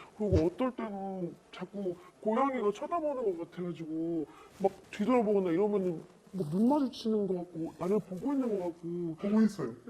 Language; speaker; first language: Korean; native; Korean